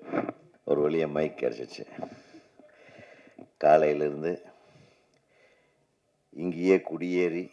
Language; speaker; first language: Tamil; native; Tamil